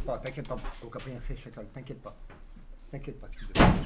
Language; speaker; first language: French; native; French